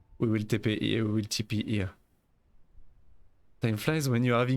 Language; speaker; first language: English; non-native, learner; French